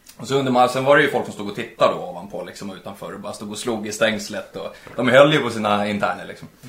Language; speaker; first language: Swedish; native; Swedish